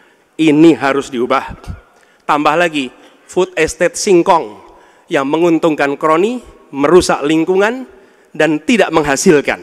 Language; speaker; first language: Indonesian; native; Indonesian